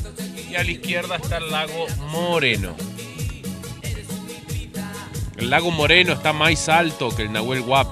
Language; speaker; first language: Spanish; non-native, fluent; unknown